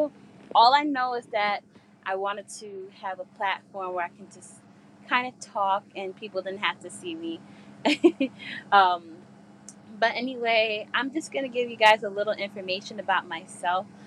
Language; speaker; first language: English; native; English